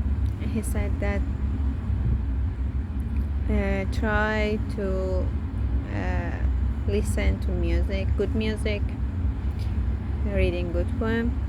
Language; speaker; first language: English; non-native, learner; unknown